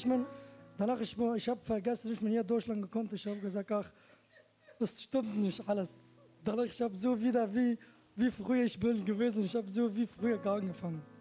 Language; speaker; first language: German; non-native, learner; Turkish